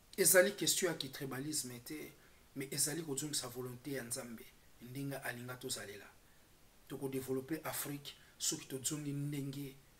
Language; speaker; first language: Lingala; non-native, local second language; Kongo